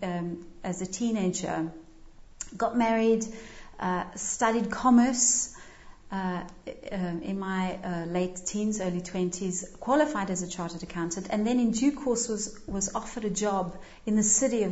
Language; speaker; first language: English; native; English